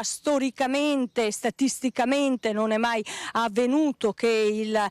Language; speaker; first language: Italian; native; Italian